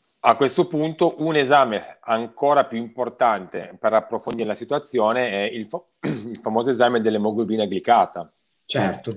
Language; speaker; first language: Italian; native; Italian